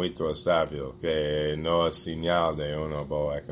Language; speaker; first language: Portuguese; non-native, fluent; English